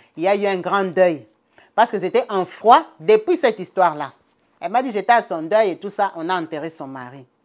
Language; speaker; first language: French; non-native, local second language; Lingala